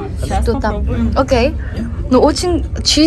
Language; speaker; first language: Russian; non-native, learner; Korean